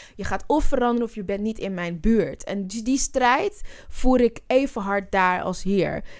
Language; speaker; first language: Dutch; native; Dutch